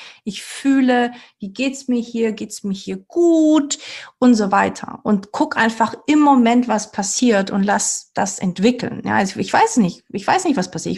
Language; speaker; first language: German; early bilingual, other home language; Portuguese